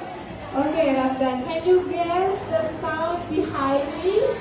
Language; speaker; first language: English; non-native, fluent; Indonesian